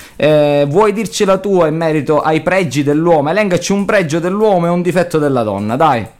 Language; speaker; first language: Italian; native; Italian